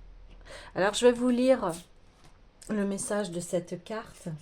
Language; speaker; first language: French; native; French